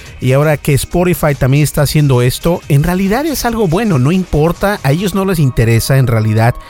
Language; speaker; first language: Spanish; native; Spanish